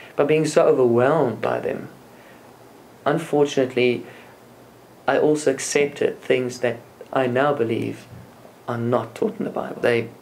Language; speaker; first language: English; non-native, local second language; Afrikaans